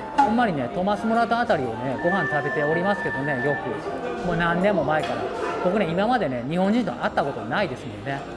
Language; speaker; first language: Japanese; native; Japanese